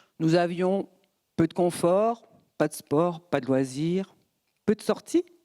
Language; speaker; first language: French; early bilingual, other home language; Portuguese